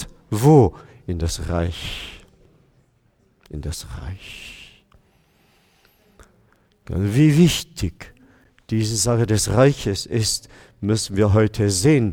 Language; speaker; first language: German; non-native, fluent; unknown